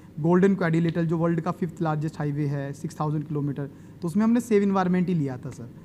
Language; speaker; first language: Hindi; native; Hindi